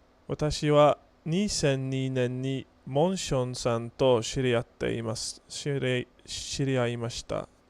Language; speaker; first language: Japanese; non-native, learner; English